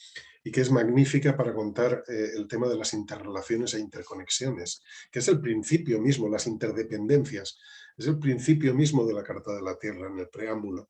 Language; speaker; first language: Spanish; native; Spanish